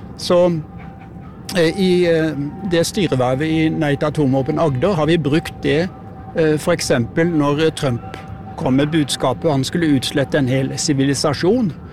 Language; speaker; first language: Norwegian; native; Norwegian